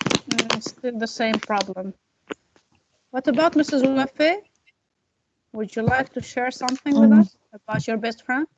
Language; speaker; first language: English; non-native, fluent; Arabic